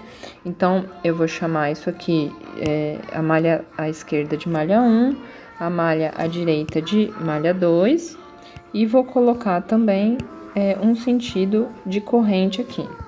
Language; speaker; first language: Portuguese; native; Portuguese